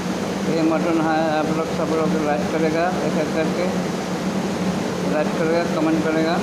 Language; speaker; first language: Hindi; non-native, local second language; Bangla